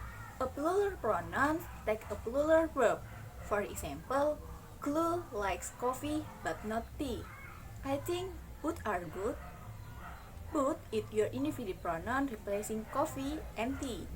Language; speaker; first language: English; non-native, learner; Indonesian